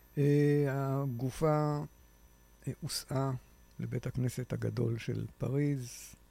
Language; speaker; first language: Hebrew; native; Hebrew